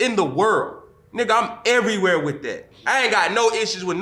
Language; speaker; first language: English; native; English